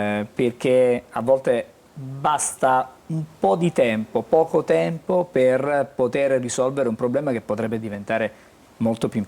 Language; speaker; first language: Italian; native; Italian